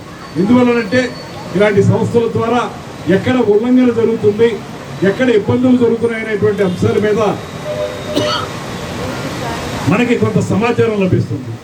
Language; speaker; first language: Telugu; native; Telugu